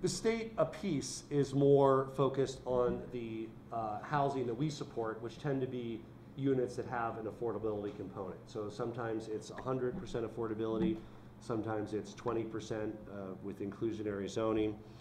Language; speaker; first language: English; native; English